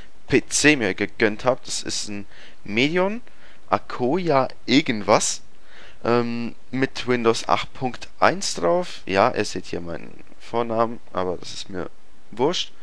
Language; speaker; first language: German; native; German